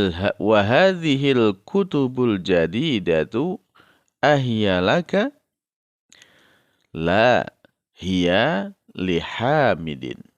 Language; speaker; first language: Arabic; non-native, fluent; Indonesian